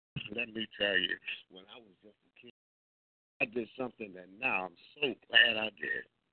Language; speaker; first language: English; native; English